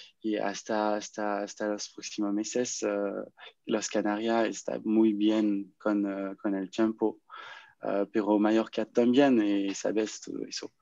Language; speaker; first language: Spanish; non-native, learner; French